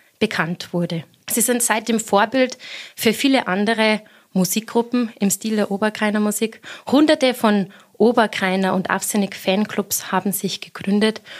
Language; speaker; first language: German; native; German